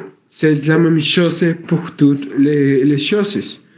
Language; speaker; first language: French; non-native, learner; Spanish